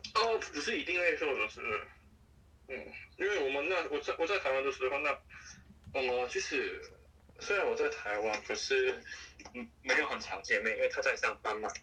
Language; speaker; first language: Chinese; non-native, fluent; Korean